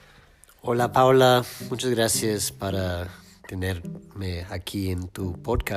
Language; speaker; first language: Spanish; non-native, fluent; English